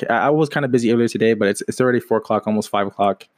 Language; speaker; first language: English; native; English